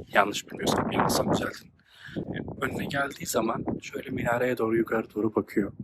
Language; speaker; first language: Turkish; native; Turkish